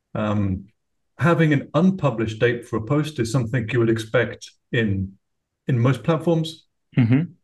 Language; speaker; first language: English; native; English